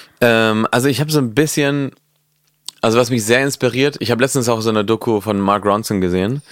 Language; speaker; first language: German; non-native, fluent; Spanish